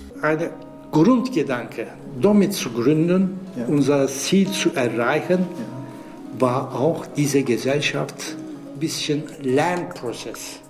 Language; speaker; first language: German; non-native, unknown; Turkish